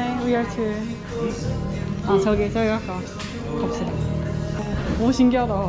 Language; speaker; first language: Korean; native; Korean